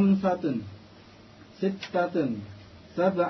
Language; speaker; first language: Arabic; non-native, learner; Indonesian